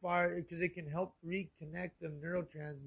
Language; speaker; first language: English; native; English